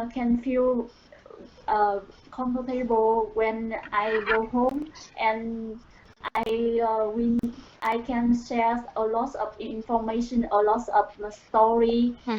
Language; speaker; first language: English; non-native, learner; Vietnamese